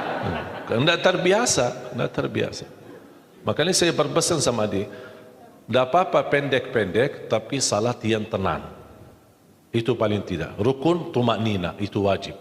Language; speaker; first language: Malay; non-native, fluent; Arabic